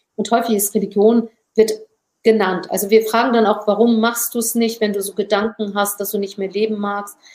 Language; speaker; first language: German; early bilingual, other home language; Turkish